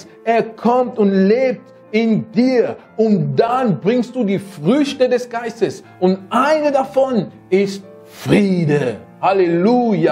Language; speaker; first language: German; non-native, fluent; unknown